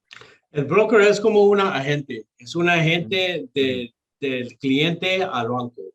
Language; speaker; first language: Spanish; non-native, local second language; English